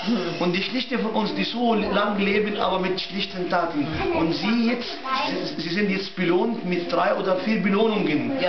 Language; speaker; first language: German; non-native, learner; Arabic